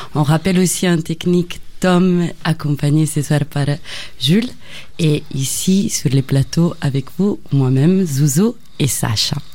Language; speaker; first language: French; native; French